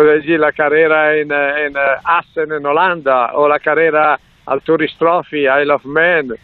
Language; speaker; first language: Spanish; non-native, learner; Italian